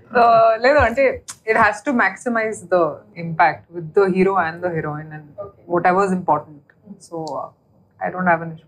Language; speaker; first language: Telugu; non-native, fluent; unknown